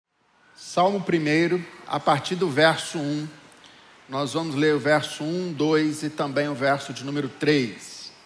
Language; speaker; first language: Portuguese; native; Portuguese